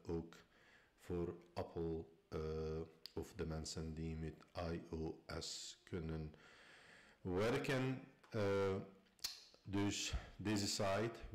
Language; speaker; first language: Dutch; non-native, fluent; Arabic